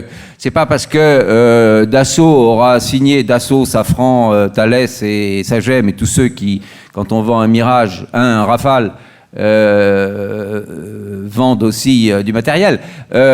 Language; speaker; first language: French; native; French